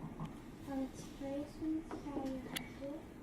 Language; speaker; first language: Dutch; non-native, learner; French